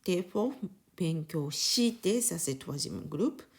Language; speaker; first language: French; non-native, learner; Japanese